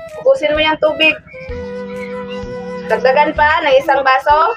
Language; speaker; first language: Filipino; native; Filipino